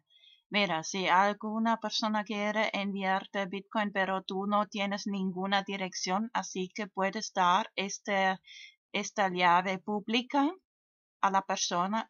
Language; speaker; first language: Spanish; non-native, fluent; German